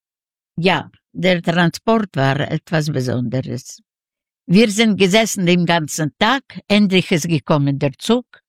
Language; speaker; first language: German; non-native, learner; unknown